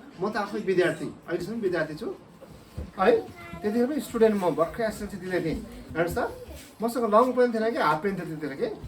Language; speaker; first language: Nepali; native; Nepali